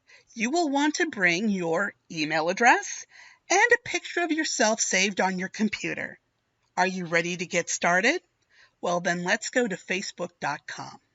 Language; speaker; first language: English; native; English